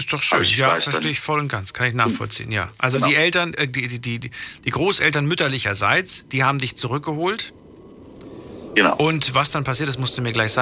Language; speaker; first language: German; native; German